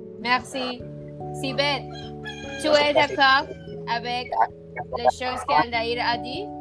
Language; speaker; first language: French; non-native, learner; Spanish